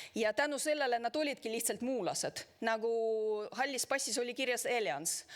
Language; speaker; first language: Estonian; non-native, local second language; Russian